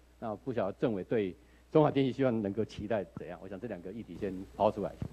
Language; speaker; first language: Chinese; native; Chinese